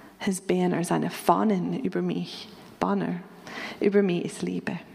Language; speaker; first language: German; non-native, fluent; English